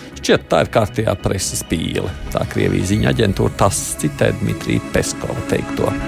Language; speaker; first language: Latvian; native; Latvian